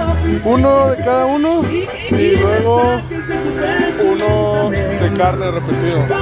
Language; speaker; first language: Spanish; native; Spanish